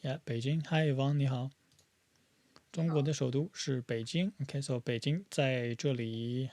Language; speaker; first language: Chinese; non-native, fluent; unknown